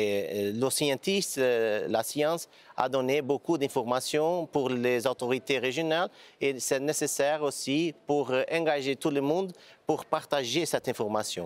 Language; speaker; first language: French; non-native, fluent; Portuguese